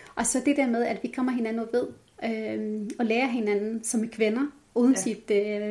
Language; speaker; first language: Danish; non-native, fluent; Arabic